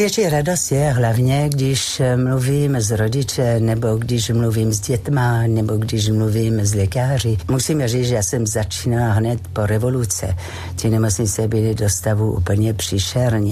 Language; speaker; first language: Czech; non-native, fluent; French